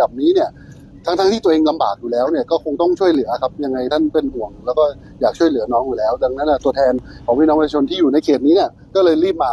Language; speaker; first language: Thai; native; Thai